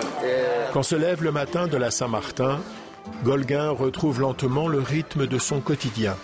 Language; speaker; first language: French; native; French